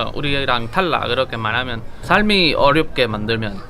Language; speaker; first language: Korean; non-native, learner; Spanish